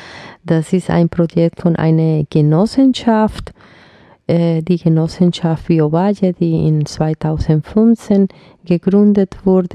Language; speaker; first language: German; non-native, fluent; Spanish